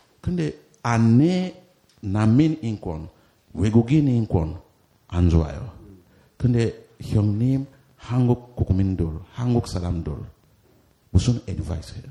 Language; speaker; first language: Korean; non-native, learner; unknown